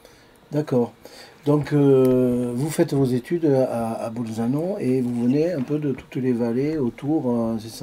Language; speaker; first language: French; native; French